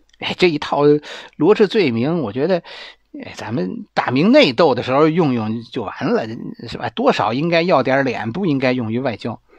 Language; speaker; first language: Chinese; native; Chinese